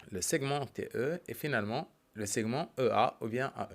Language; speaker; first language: French; non-native, local second language; Arabic